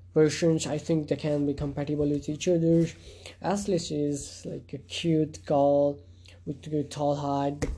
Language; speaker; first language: English; non-native, local second language; Nepali